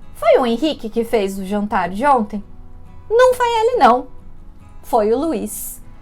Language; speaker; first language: Portuguese; native; Portuguese